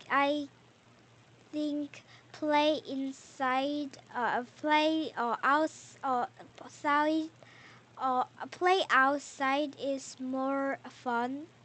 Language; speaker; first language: English; non-native, learner; Korean